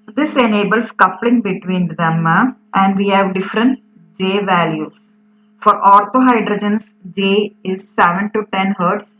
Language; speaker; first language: English; non-native, local second language; Malayalam